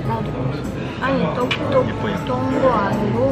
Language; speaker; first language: Korean; non-native, learner; Russian